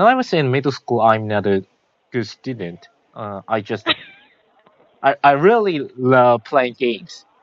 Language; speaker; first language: English; non-native, learner; Korean